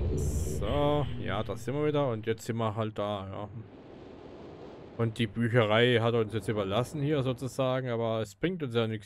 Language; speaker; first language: German; native; German